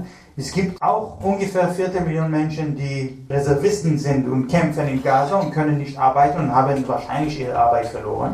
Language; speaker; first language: German; non-native, fluent; Hebrew